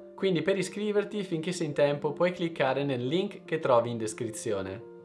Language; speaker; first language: Italian; native; Italian